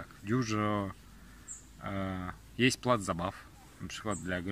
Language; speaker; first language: Polish; non-native, learner; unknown